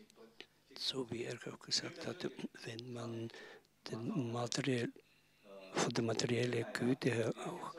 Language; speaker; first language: German; non-native, learner; Tibetan